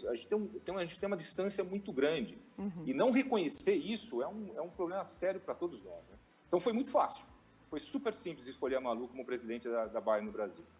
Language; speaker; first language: Portuguese; native; Portuguese